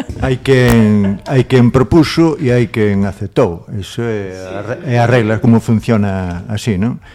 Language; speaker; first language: Galician; non-native, local second language; Spanish